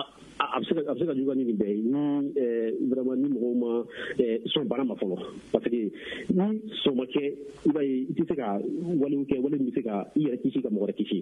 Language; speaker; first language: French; non-native, local second language; Bambara